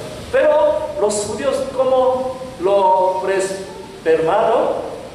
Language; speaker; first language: Spanish; non-native, learner; Korean